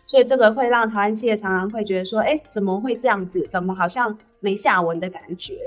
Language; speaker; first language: Chinese; native; Chinese